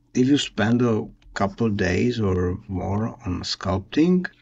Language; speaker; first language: English; non-native, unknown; Czech